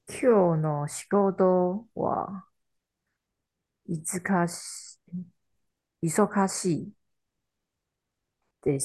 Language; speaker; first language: Japanese; non-native, learner; Chinese